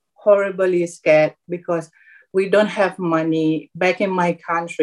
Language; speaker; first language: English; non-native, local second language; Malay